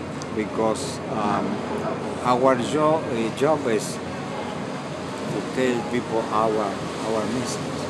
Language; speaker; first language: English; non-native, fluent; Spanish